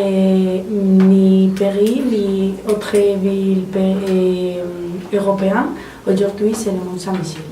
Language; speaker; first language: French; non-native, learner; Spanish